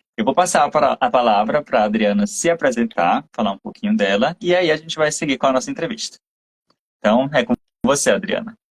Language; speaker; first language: Portuguese; native; Portuguese